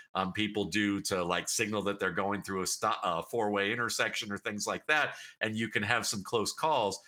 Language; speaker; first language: English; native; English